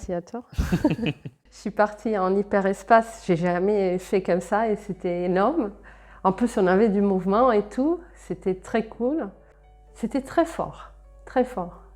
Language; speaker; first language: French; non-native, fluent; Portuguese